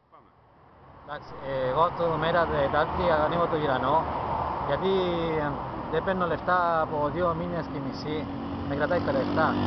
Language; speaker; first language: Greek; non-native, learner; Spanish